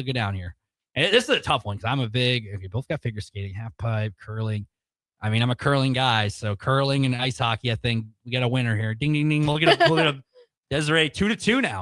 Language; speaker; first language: English; native; English